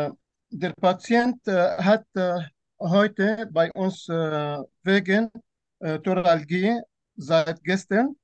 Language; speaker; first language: German; non-native, fluent; Turkish